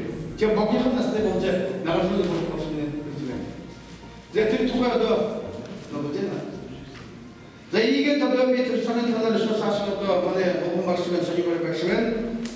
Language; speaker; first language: Mongolian; non-native, learner; Buriat